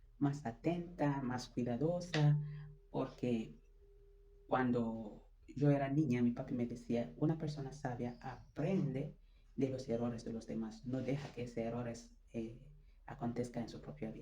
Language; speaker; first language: Spanish; non-native, fluent; French